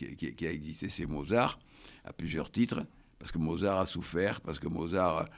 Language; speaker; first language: French; native; French